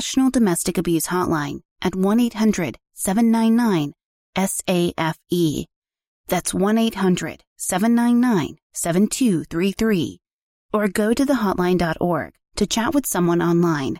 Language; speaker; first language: English; native; English